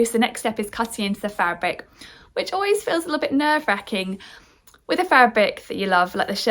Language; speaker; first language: English; native; English